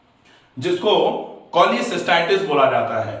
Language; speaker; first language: Hindi; native; Hindi